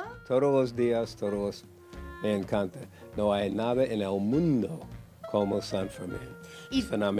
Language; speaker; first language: Spanish; non-native, learner; English